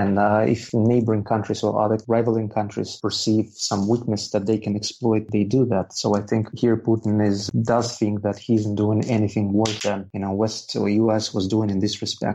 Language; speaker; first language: English; non-native, fluent; Russian